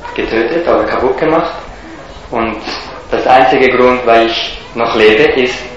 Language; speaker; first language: German; non-native, fluent; Italian